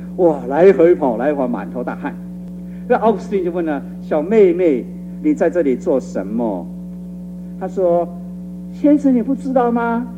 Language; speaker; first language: Chinese; non-native, local second language; Cantonese